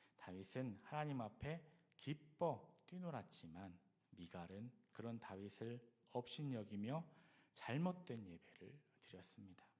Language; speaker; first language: Korean; native; Korean